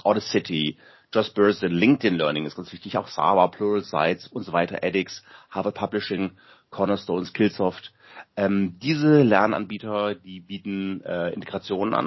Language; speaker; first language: German; native; German